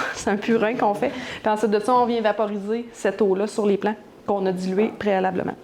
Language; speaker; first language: French; native; French